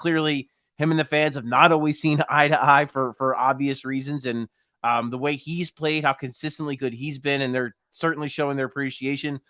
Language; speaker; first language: English; native; English